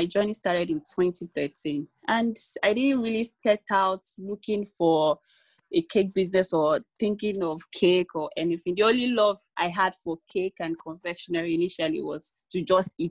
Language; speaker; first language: English; non-native, local second language; Yoruba